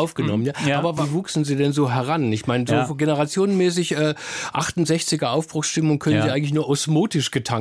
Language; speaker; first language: German; native; German